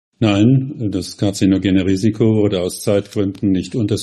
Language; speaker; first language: German; native; German